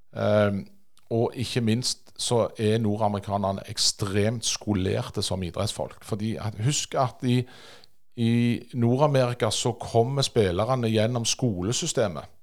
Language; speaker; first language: Norwegian; native; Norwegian